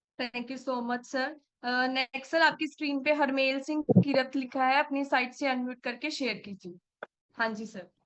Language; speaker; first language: Hindi; non-native, local second language; Punjabi